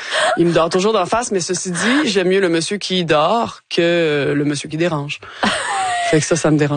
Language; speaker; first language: French; native; French